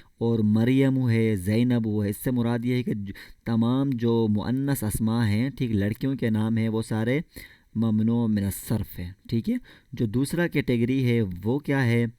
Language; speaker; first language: Urdu; native; Urdu